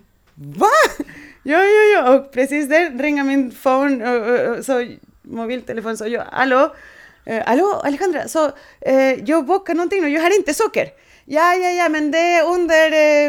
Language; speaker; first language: Swedish; non-native, learner; Spanish